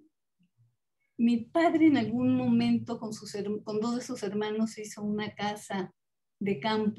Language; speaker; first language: Spanish; native; Spanish